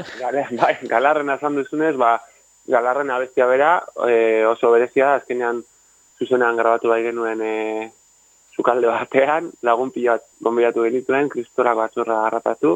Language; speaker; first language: Basque; native; Basque